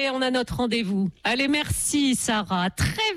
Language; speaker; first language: French; native; French